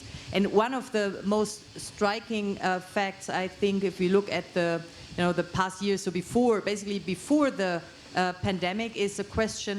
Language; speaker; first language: English; non-native, fluent; German